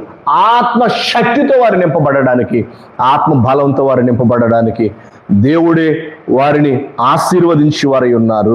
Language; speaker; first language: Telugu; native; Telugu